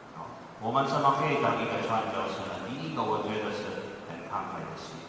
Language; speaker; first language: Chinese; non-native, fluent; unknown